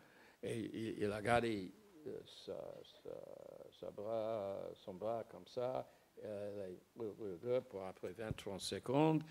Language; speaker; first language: French; non-native, fluent; English